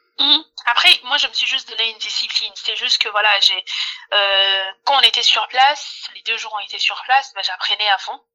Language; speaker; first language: French; non-native, local second language; Lingala